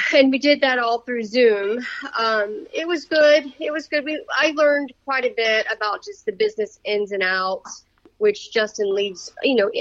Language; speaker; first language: English; native; English